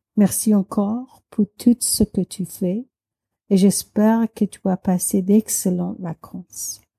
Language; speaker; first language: French; non-native, learner; Persian